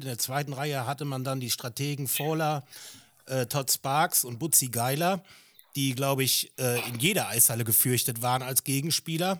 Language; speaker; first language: German; native; German